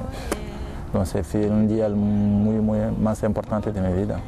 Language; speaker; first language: Spanish; non-native, fluent; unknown